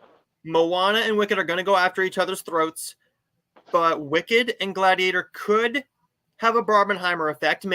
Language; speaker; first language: English; native; English